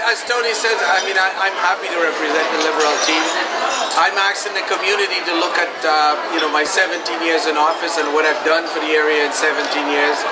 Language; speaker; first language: English; native; English